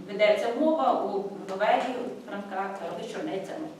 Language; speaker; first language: Ukrainian; native; Ukrainian